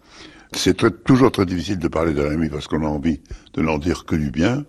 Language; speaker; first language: French; native; French